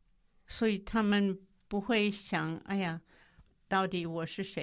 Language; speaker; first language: Chinese; non-native, fluent; English